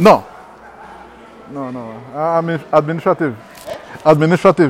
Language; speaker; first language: English; non-native, fluent; Spanish